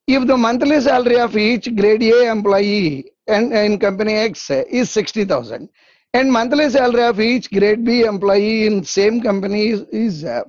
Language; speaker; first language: English; non-native, local second language; Telugu